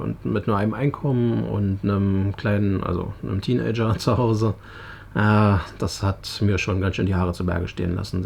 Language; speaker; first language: German; native; German